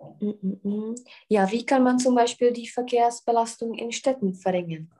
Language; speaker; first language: German; non-native, fluent; Czech